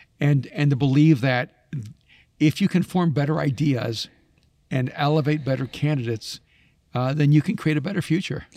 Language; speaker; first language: English; early bilingual, other home language; Spanish